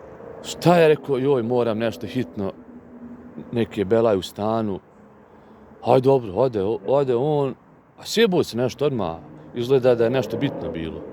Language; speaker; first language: Bosnian; native; Bosnian